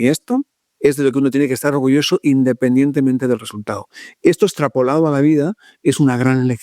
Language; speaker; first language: Spanish; native; Spanish